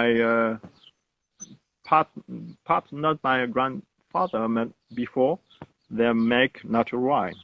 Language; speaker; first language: English; non-native, learner; French